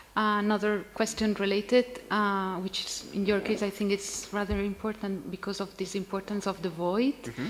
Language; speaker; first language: English; non-native, fluent; Catalan